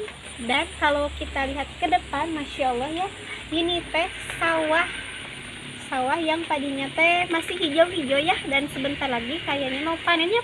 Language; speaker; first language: Indonesian; non-native, local second language; Sundanese